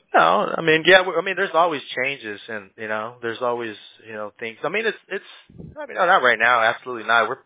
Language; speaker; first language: English; early bilingual, other home language; Spanish